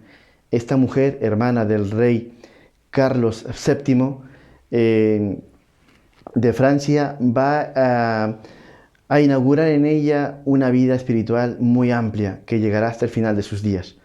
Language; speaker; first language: Spanish; native; Spanish